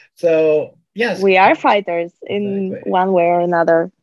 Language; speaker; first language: English; early bilingual, other home language; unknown